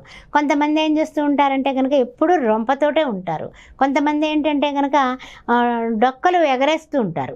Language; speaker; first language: Telugu; native; Telugu